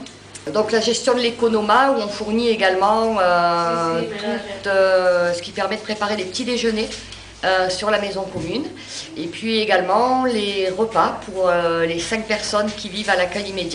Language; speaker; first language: French; native; French